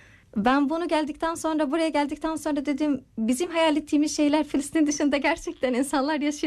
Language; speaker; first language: Turkish; non-native, learner; Arabic